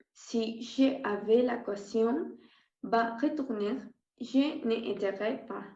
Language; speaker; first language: French; non-native, learner; Spanish